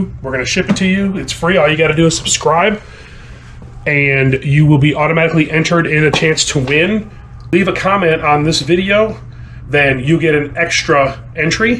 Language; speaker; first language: English; native; English